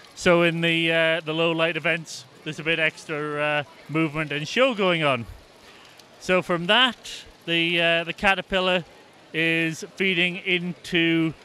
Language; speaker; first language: English; native; English